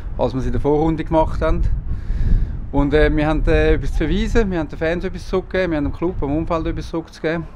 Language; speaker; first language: German; native; German